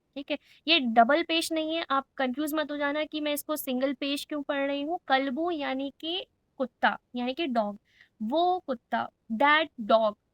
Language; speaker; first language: Hindi; native; Hindi